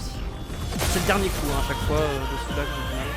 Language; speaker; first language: French; native; French